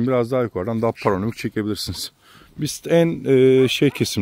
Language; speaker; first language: Turkish; native; Turkish